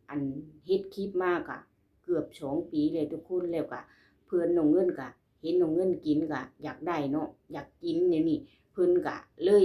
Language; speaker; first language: Thai; non-native, local second language; Lao